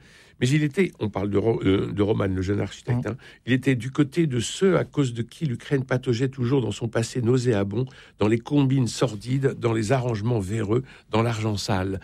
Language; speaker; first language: French; native; French